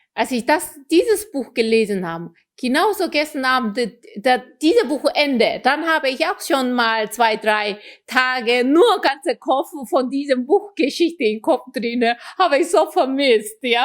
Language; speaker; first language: German; non-native, fluent; Korean